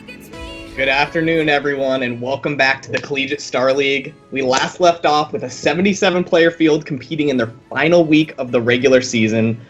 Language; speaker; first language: English; native; English